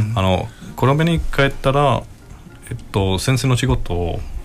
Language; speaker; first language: Japanese; non-native, learner; Spanish